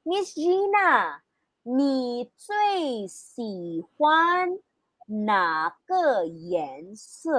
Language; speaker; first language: Chinese; non-native, learner; Filipino